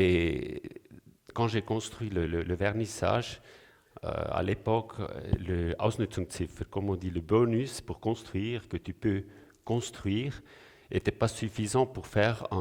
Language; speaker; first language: French; non-native, local second language; German